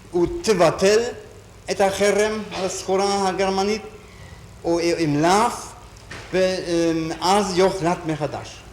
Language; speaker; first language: Hebrew; non-native, fluent; German